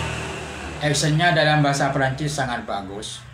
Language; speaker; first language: Indonesian; non-native, local second language; Madurese